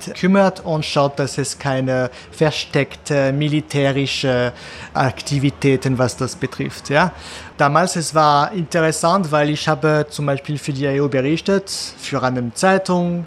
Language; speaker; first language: German; non-native, fluent; French